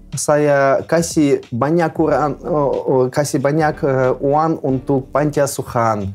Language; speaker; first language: Indonesian; non-native, learner; Russian